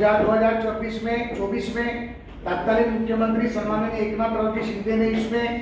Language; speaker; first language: Hindi; non-native, local second language; Marathi